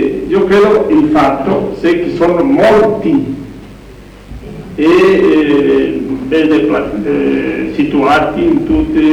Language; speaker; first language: Italian; non-native, learner; Spanish